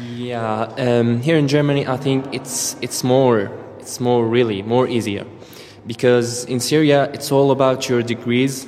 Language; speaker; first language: English; non-native, fluent; Arabic